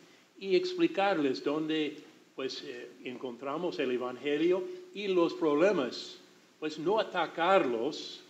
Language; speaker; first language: Spanish; non-native, fluent; English